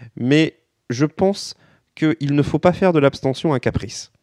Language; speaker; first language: French; native; French